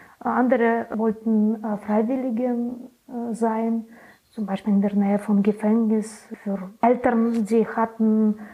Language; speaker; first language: German; non-native, learner; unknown